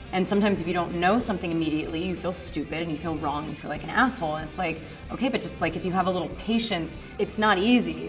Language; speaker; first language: English; native; English